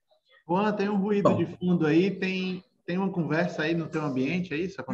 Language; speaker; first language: Portuguese; native; Portuguese